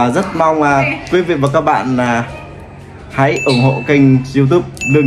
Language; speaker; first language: Vietnamese; native; Vietnamese